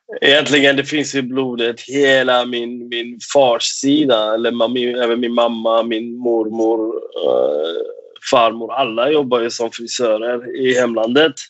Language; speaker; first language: Swedish; non-native, fluent; Persian